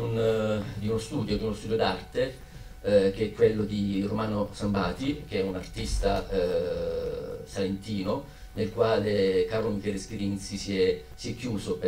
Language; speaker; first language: Italian; native; Italian